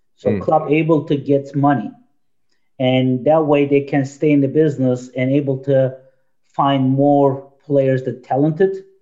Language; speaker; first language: English; non-native, fluent; Turkish